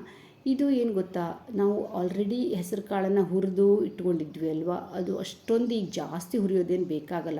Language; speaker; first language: Kannada; native; Kannada